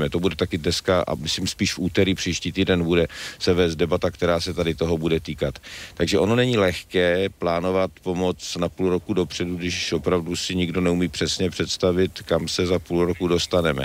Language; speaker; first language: Czech; native; Czech